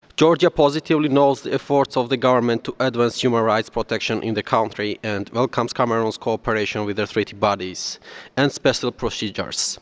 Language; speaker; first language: English; non-native, fluent; Georgian